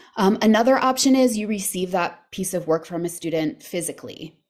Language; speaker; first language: English; native; English